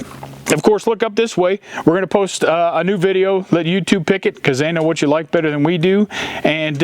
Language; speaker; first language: English; native; English